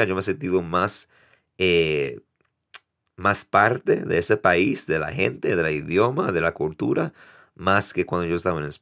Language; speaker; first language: Spanish; early bilingual, heritage; Spanish